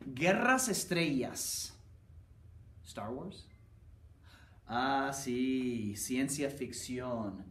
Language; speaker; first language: Spanish; non-native, fluent; English